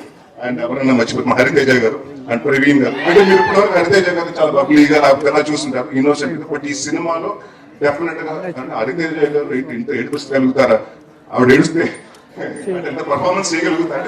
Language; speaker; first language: Telugu; native; Telugu